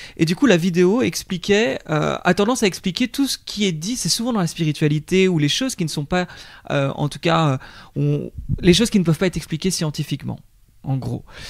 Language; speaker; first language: French; native; French